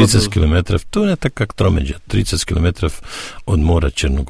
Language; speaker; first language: Russian; non-native, learner; Serbian